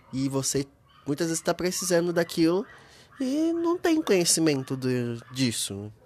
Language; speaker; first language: Portuguese; native; Portuguese